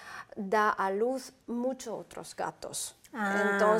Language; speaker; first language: Spanish; non-native, fluent; Uzbek